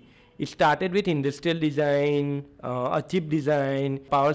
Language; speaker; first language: English; non-native, local second language; Gujarati